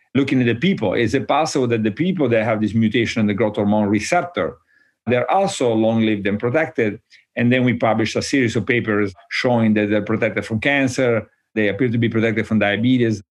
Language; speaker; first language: English; non-native, fluent; Italian